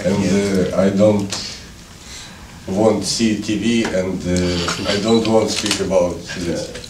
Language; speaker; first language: English; non-native, learner; Ukrainian